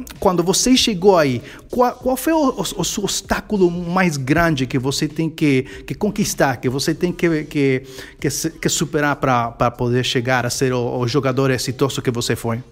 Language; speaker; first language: Portuguese; non-native, fluent; Spanish